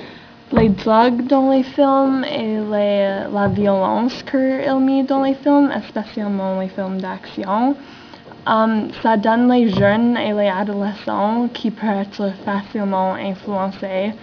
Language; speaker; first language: French; non-native, learner; English